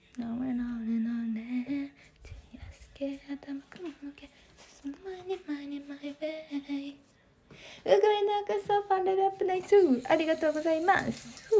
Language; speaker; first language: Japanese; native; Japanese